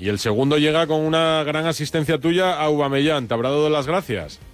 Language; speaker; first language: Spanish; native; Spanish